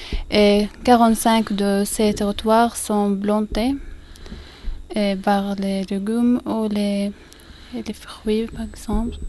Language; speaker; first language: French; non-native, learner; Arabic